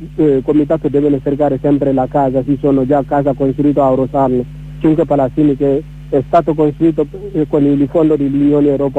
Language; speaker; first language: Italian; non-native, learner; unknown